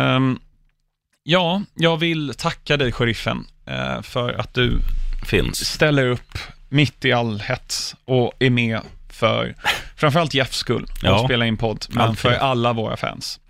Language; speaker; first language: Swedish; early bilingual, other home language; English